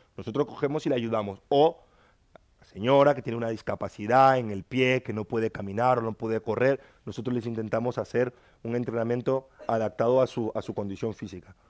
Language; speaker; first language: Spanish; native; Spanish